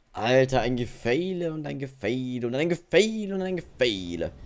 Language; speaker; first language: German; native; German